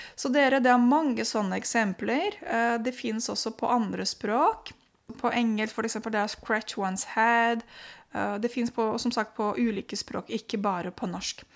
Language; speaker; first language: Norwegian; non-native, fluent; Romanian